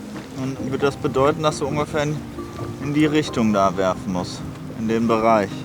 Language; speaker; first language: German; native; German